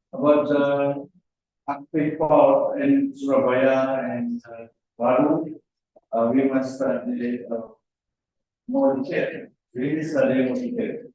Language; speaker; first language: English; non-native, learner; Indonesian